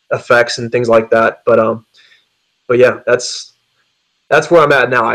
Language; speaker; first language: English; native; English